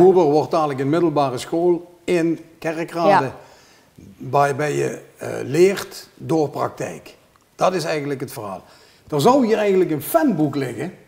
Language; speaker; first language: Dutch; native; Dutch